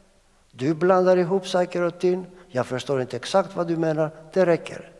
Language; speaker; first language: Swedish; non-native, fluent; Greek